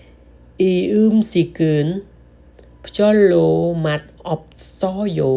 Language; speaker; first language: Korean; non-native, learner; Khmer